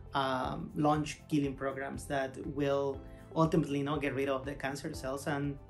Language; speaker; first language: English; non-native, fluent; Spanish